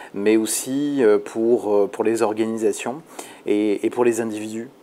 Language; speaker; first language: French; native; French